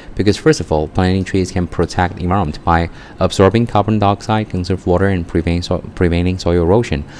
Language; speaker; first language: English; non-native, fluent; Chinese